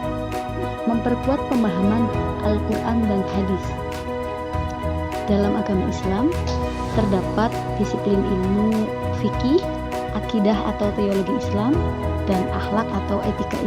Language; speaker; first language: Indonesian; native; Indonesian